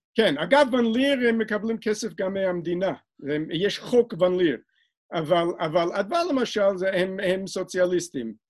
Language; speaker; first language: Hebrew; non-native, fluent; English